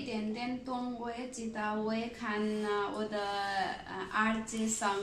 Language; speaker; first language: Chinese; non-native, learner; Nepali